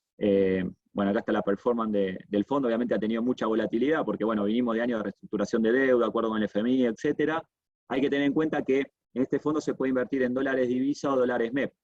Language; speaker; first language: Spanish; native; Spanish